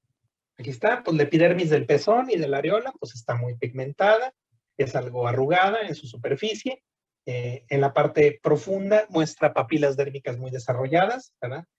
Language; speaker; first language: Spanish; native; Spanish